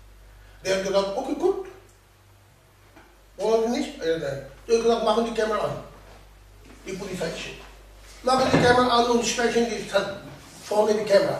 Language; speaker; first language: German; non-native, learner; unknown